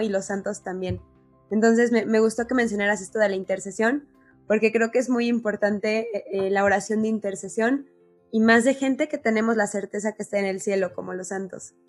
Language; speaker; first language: Spanish; native; Spanish